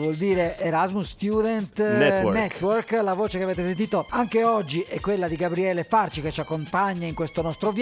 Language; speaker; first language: Italian; native; Italian